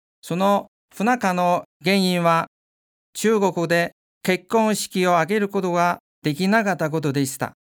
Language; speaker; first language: Japanese; non-native, fluent; Chinese